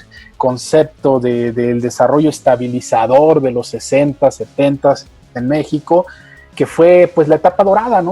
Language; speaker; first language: Spanish; native; Spanish